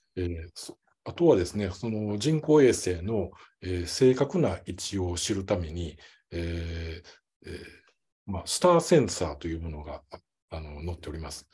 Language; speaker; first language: Japanese; native; Japanese